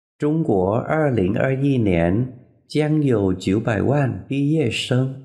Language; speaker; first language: Chinese; non-native, fluent; Vietnamese